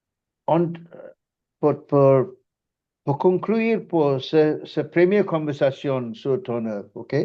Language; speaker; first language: French; non-native, fluent; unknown